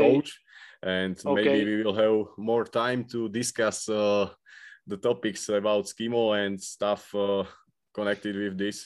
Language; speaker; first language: English; non-native, fluent; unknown